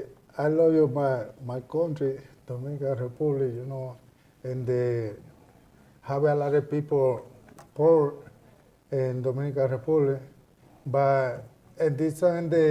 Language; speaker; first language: English; non-native, learner; Spanish